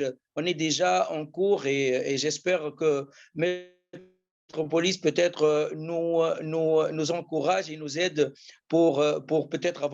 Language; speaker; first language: French; non-native, local second language; Arabic